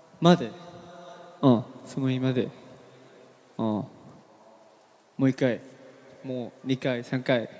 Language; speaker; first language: Japanese; non-native, learner; Korean